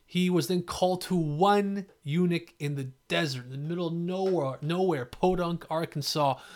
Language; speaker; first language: English; native; English